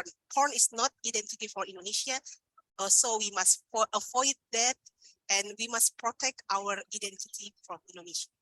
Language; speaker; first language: English; non-native, learner; Indonesian